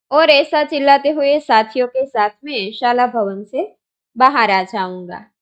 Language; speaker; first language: Hindi; non-native, local second language; Gujarati